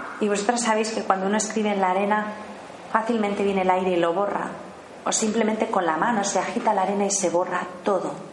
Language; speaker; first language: Spanish; native; Spanish